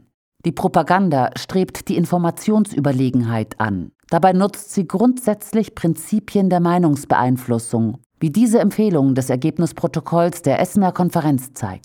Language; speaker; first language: German; native; German